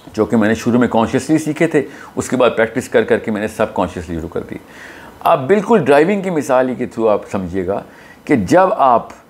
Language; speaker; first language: Urdu; native; Urdu